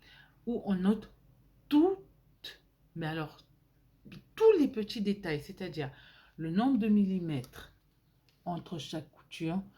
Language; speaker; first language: French; native; French